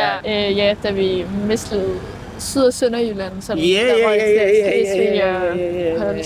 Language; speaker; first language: Danish; native; Danish